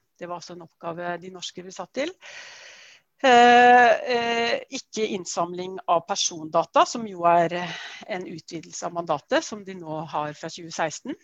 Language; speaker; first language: Norwegian; native; Norwegian